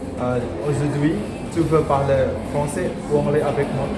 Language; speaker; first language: French; non-native, learner; Indonesian